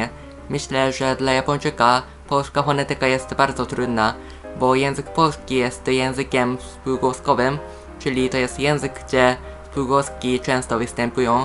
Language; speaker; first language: Polish; non-native, fluent; Japanese